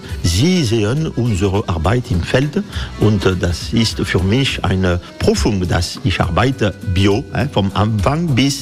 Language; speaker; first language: German; non-native, fluent; French